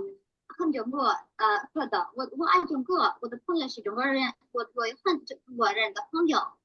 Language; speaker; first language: Chinese; non-native, learner; Indonesian